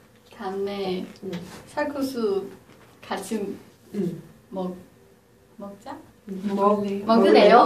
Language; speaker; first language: Korean; non-native, learner; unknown